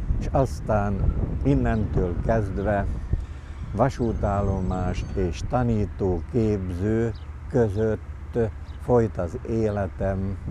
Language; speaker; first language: Hungarian; native; Hungarian